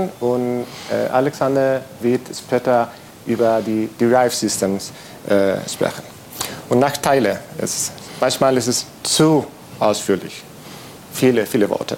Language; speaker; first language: German; non-native, fluent; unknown